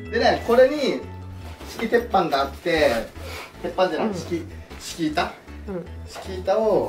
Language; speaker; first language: Japanese; native; Japanese